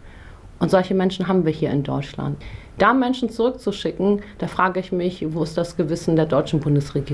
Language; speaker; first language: German; early bilingual, other home language; Persian